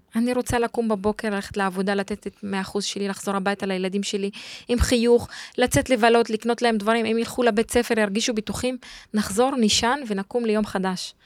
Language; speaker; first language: Hebrew; non-native, local second language; Arabic